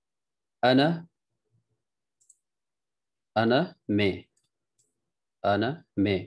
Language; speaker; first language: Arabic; non-native, fluent; Urdu